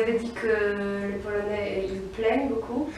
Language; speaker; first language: French; non-native, learner; Polish